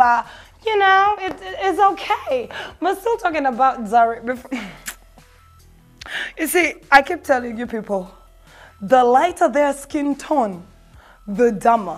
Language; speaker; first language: English; non-native, local second language; Ganda